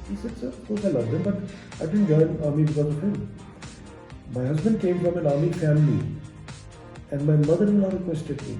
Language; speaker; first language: English; non-native, local second language; Hindi